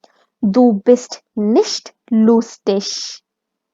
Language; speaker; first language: German; non-native, fluent; Hindi